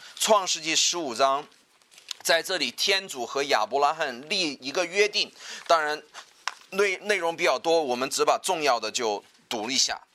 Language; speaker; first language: Chinese; native; Chinese